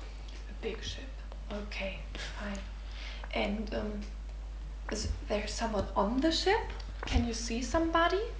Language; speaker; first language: English; non-native, fluent; German